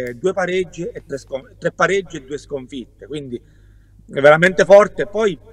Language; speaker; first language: Italian; native; Italian